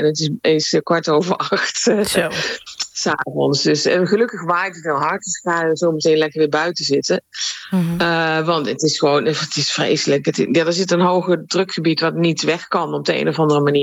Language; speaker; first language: Dutch; native; Dutch